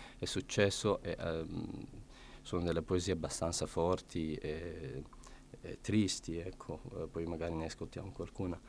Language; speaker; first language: Italian; non-native, fluent; Arabic